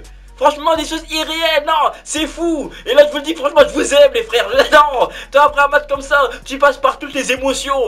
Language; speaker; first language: French; native; French